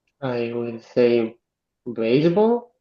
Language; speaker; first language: English; non-native, learner; Spanish